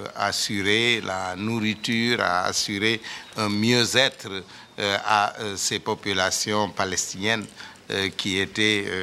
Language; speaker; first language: French; non-native, local second language; Wolof